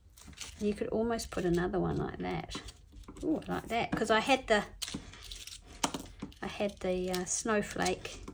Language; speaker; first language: English; native; English